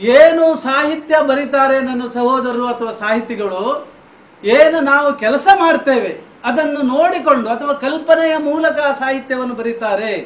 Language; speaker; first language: Kannada; non-native, local second language; Konkani